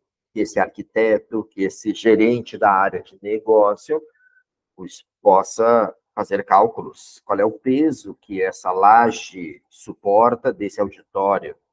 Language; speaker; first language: Portuguese; native; Portuguese